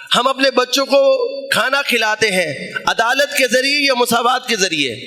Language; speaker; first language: Urdu; non-native, local second language; Punjabi